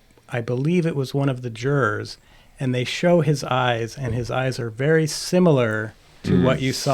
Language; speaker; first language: English; native; English